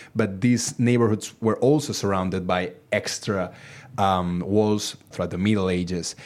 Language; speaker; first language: English; non-native, fluent; Catalan